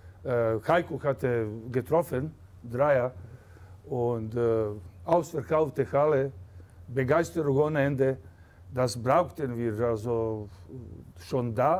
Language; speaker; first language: German; non-native, fluent; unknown